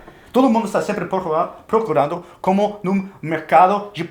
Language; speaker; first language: Portuguese; non-native, fluent; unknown